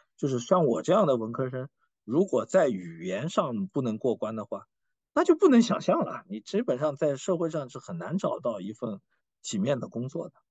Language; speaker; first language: Chinese; native; Chinese